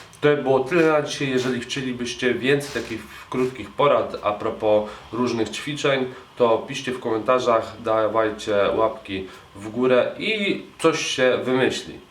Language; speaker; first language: Polish; native; Polish